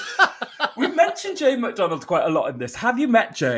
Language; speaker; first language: English; native; English